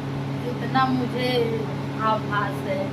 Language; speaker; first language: Hindi; native; Hindi